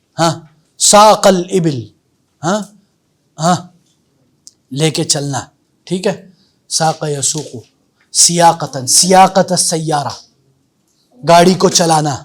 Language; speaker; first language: Urdu; native; Urdu